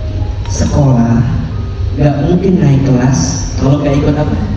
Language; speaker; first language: Indonesian; native; Indonesian